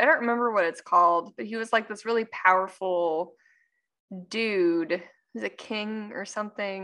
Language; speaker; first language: English; native; English